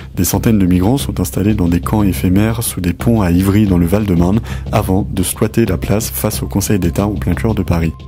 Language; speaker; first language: French; native; French